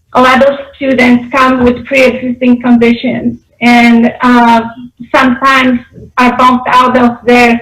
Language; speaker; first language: English; non-native, fluent; Polish